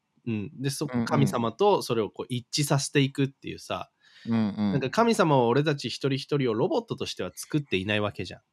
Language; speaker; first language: Japanese; native; Japanese